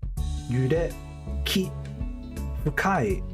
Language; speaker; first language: Japanese; non-native, learner; English